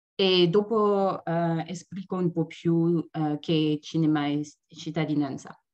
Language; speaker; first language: Italian; non-native, learner; French